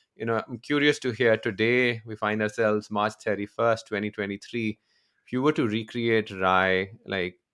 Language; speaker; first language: English; non-native, local second language; Urdu